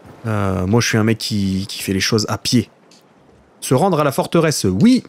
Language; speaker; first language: French; native; French